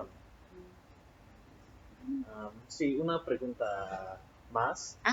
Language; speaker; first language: Spanish; non-native, learner; English